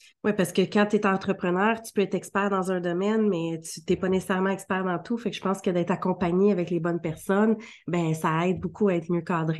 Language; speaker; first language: French; native; French